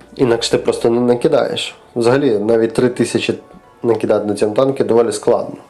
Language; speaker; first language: Ukrainian; native; Ukrainian